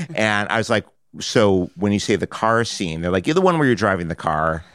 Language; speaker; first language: English; native; English